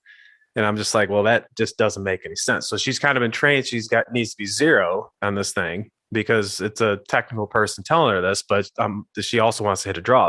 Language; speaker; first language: English; native; English